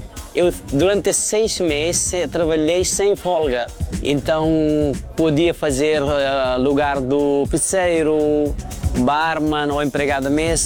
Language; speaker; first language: Portuguese; non-native, fluent; Nepali